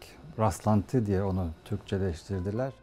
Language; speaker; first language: Turkish; native; Turkish